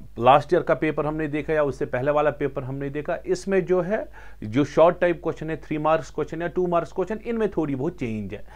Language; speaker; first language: Hindi; non-native, local second language; Kashmiri